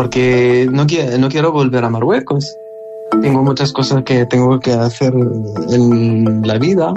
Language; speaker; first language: Spanish; non-native, learner; Arabic